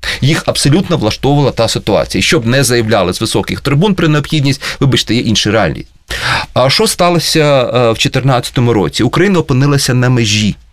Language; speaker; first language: Ukrainian; native; Ukrainian